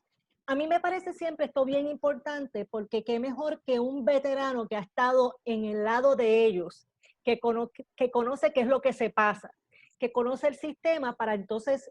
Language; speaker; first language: Spanish; native; Spanish